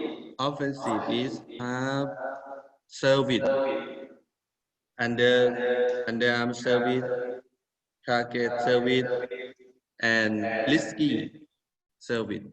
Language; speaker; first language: English; non-native, learner; Thai